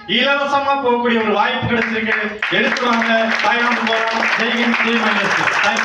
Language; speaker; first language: Tamil; native; Tamil